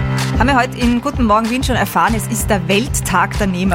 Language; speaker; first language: German; native; German